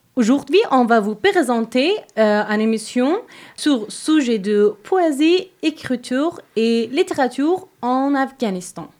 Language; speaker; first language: French; non-native, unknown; Persian